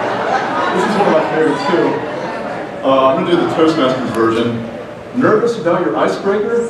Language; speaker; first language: English; native; English